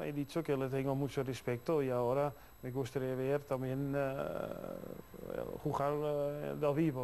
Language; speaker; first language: Spanish; non-native, fluent; Dutch